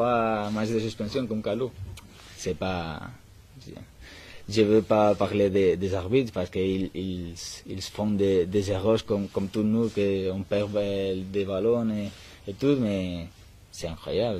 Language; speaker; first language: French; non-native, learner; Spanish